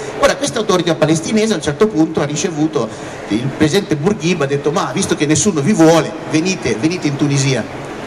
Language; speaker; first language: Italian; early bilingual, heritage; Italian